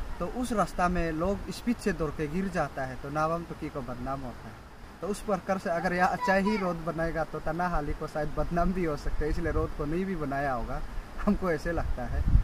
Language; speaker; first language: Hindi; non-native, local second language; Nyishi